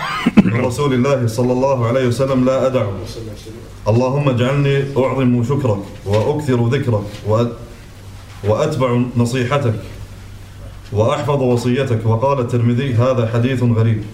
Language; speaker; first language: Arabic; native; Arabic